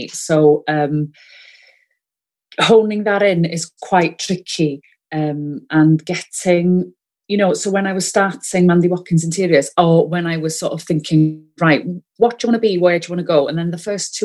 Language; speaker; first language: English; non-native, local second language; Welsh